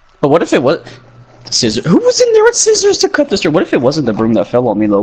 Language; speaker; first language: English; native; English